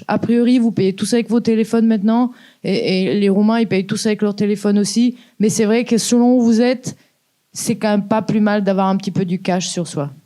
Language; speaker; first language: French; native; French